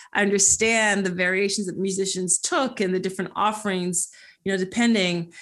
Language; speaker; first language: English; native; English